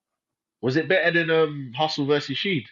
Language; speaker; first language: English; native; English